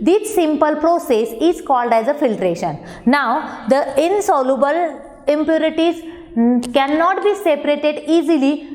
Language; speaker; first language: English; non-native, local second language; Marathi